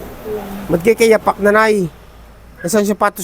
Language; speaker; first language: Filipino; native; Filipino